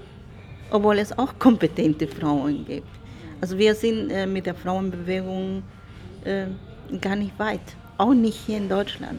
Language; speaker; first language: German; non-native, fluent; Spanish